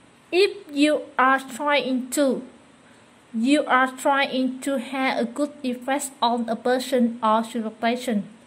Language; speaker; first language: English; non-native, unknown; Vietnamese